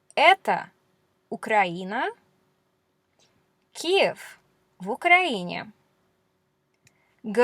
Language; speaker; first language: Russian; non-native, fluent; English